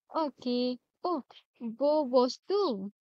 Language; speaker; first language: German; non-native, learner; Malay